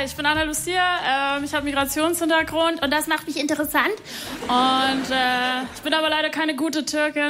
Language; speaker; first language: German; early bilingual, other home language; Spanish